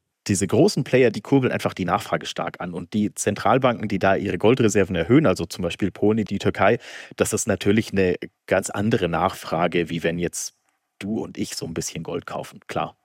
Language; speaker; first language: German; native; German